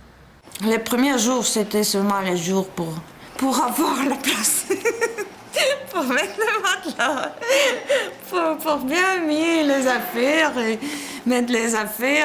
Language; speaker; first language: French; non-native, fluent; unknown